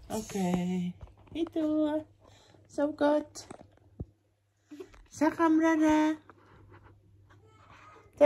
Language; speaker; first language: Swedish; non-native, learner; Mongolian